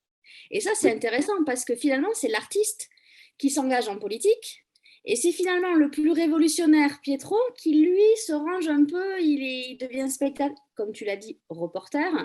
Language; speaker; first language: French; native; French